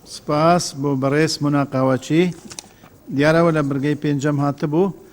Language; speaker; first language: Central Kurdish; non-native, local second language; Kurdish